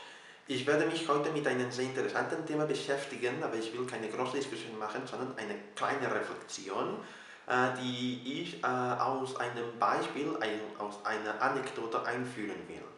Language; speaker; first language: German; non-native, fluent; Catalan